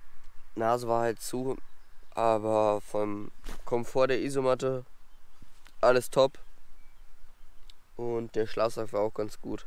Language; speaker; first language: German; native; German